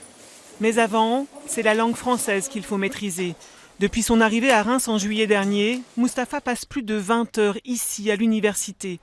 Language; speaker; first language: French; native; French